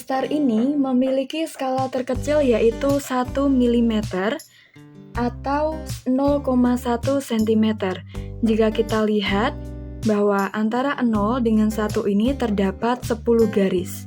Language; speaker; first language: Indonesian; native; Indonesian